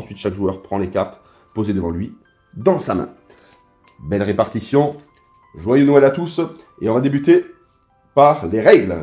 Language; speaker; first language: French; native; French